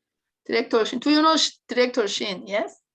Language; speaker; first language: English; non-native, learner; Korean